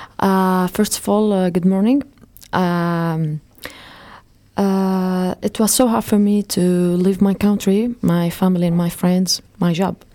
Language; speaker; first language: English; non-native, fluent; Arabic